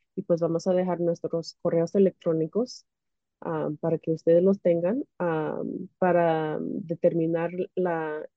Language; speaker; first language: Spanish; early bilingual, heritage; Spanish